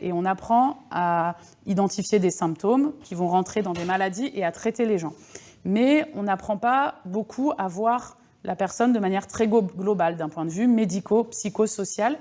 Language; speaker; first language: French; native; French